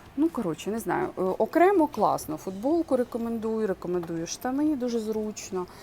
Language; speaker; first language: Ukrainian; non-native, local second language; Russian